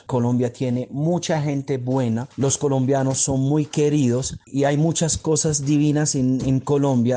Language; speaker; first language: Spanish; non-native, fluent; Arabic